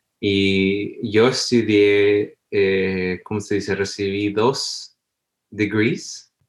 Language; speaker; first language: Spanish; early bilingual, heritage; Spanish